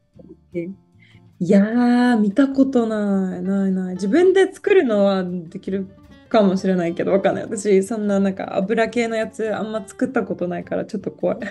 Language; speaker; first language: Japanese; non-native, fluent; Polish